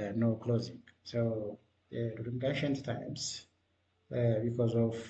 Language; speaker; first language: English; non-native, local second language; Amharic